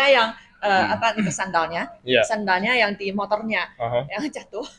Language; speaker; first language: Indonesian; non-native, fluent; Chinese